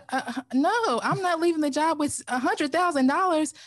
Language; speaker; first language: English; native; English